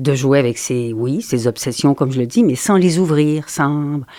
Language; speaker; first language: French; native; French